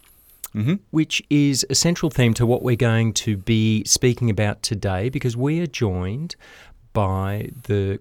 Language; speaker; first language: English; native; English